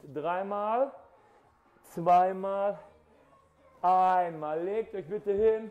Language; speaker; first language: German; native; German